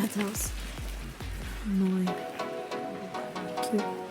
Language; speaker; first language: Dutch; non-native, learner; Filipino